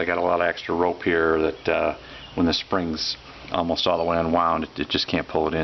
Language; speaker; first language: English; native; English